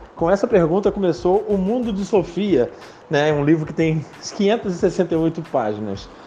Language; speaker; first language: Portuguese; non-native, local second language; Spanish